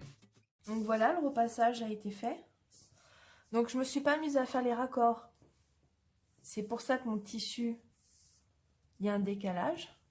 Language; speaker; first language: French; native; French